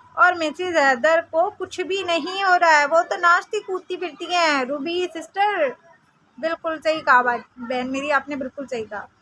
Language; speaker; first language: Hindi; native; Hindi